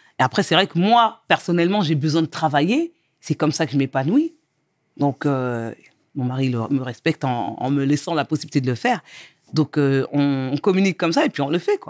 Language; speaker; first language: French; early bilingual, other home language; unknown